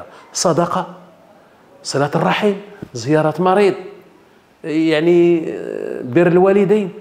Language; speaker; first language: Arabic; native; Arabic